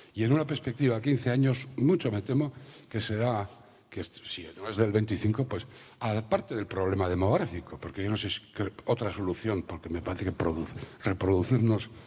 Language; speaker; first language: Spanish; native; Spanish